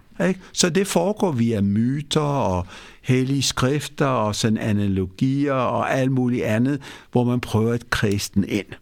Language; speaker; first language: Danish; early bilingual, other home language; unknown